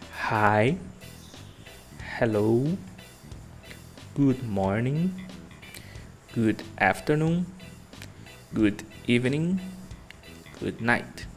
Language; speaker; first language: English; non-native, fluent; Portuguese